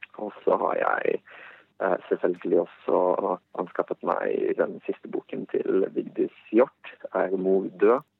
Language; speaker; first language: Norwegian; early bilingual, other home language; Bosnian